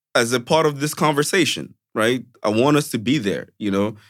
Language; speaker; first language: English; non-native, fluent; Portuguese